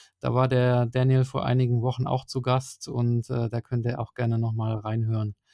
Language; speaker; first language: German; native; German